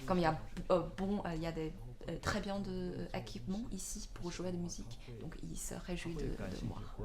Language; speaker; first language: French; non-native, learner; Chinese